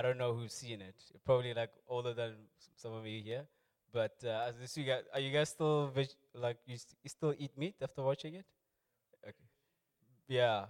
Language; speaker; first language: English; non-native, local second language; Tswana